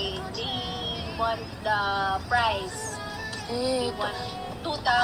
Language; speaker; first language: English; non-native, local second language; Filipino